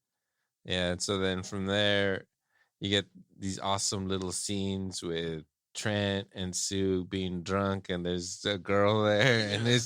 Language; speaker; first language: English; native; English